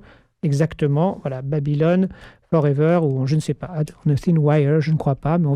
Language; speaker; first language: French; native; French